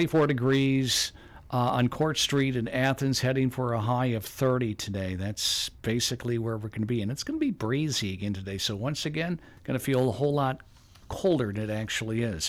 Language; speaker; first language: English; native; English